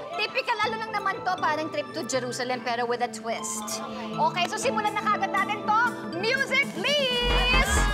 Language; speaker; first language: Filipino; native; Filipino